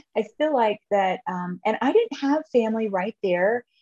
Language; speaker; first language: English; native; English